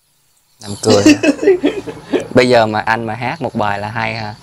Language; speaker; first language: Vietnamese; native; Vietnamese